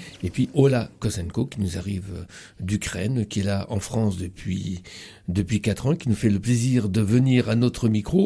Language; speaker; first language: French; native; French